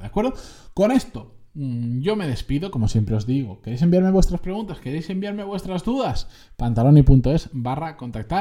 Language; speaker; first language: Spanish; native; Spanish